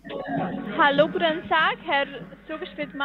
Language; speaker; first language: German; non-native, fluent; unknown